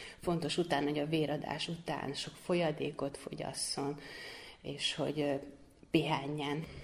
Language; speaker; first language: Hungarian; native; Hungarian